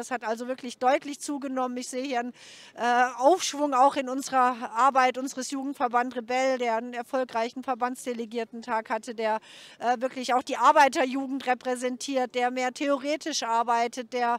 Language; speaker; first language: German; native; German